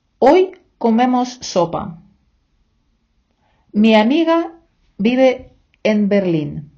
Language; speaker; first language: Spanish; non-native, fluent; Ukrainian